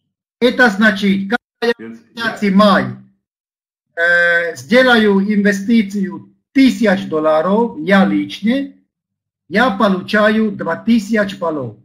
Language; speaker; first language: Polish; non-native, learner; Slovak